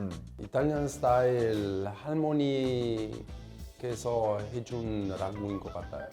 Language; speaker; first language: Korean; non-native, fluent; Italian